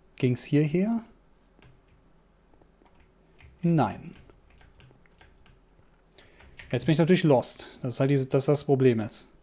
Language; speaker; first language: German; native; German